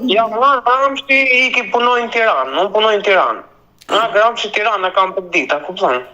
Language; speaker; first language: Albanian; native; Albanian